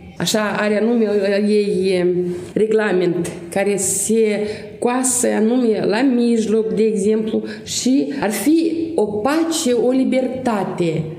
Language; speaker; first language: Romanian; non-native, local second language; Russian